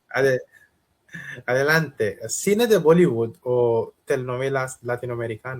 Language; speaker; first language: Spanish; non-native, learner; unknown